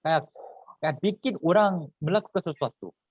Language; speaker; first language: Indonesian; non-native, fluent; Korean